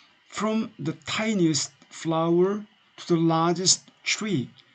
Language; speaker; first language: English; non-native, fluent; Korean